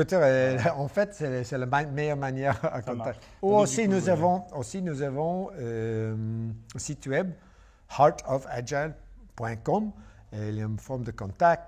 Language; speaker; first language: French; non-native, fluent; English